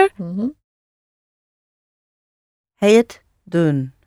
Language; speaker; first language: Dutch; non-native, learner; English